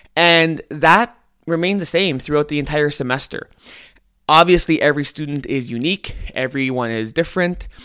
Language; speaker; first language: English; native; English